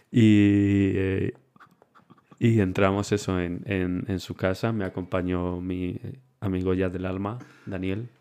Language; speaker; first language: Spanish; early bilingual, other home language; Romanian